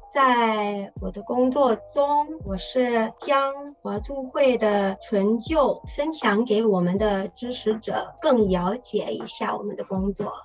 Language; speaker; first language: Chinese; early bilingual, heritage; English